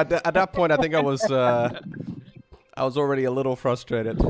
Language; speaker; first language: English; non-native, fluent; Dutch